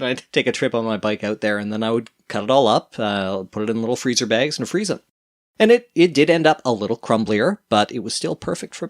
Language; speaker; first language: English; native; English